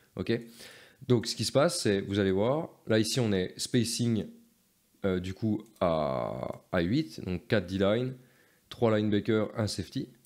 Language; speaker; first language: French; native; French